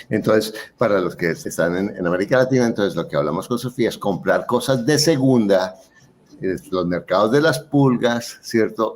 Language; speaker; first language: Spanish; native; Spanish